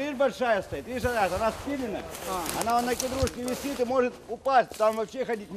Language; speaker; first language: Russian; native; Russian